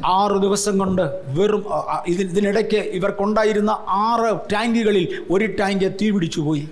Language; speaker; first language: Malayalam; native; Malayalam